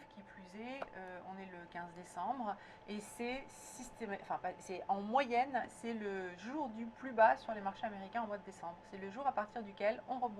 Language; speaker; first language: French; native; French